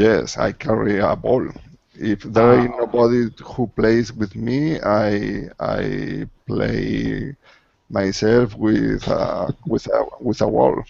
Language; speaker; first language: English; non-native, learner; Spanish